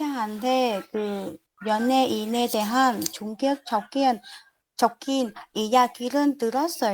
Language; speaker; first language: Korean; non-native, learner; Vietnamese